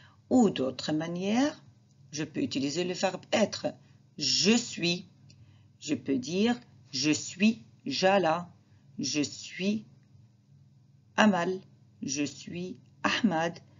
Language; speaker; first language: French; non-native, fluent; Arabic